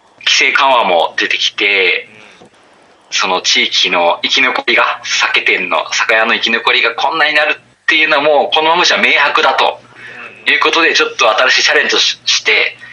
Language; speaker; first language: Japanese; native; Japanese